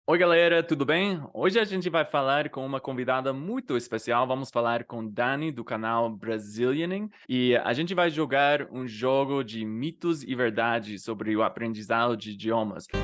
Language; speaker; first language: Portuguese; non-native, fluent; English